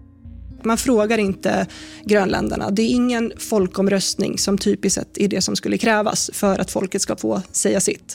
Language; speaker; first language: Swedish; native; Swedish